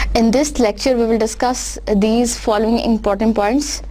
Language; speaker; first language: English; non-native, local second language; Urdu